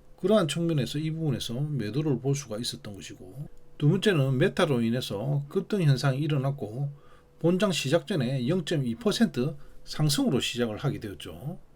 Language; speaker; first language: Korean; native; Korean